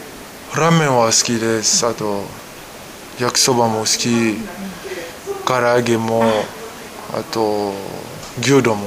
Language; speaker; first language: Japanese; non-native, learner; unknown